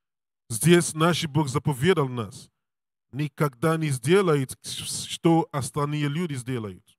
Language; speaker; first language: Russian; non-native, learner; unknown